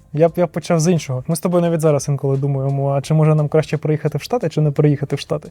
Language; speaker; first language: Ukrainian; native; Ukrainian